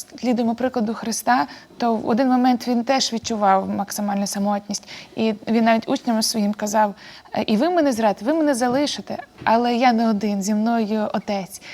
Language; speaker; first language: Ukrainian; native; Ukrainian